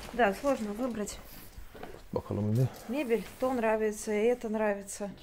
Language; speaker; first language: Russian; native; Russian